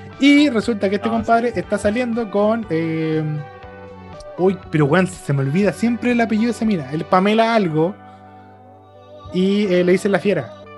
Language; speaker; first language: Spanish; native; Spanish